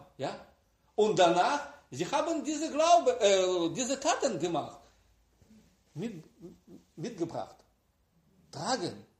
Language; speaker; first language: German; non-native, learner; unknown